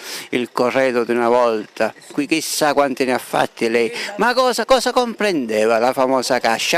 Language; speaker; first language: Italian; native; Italian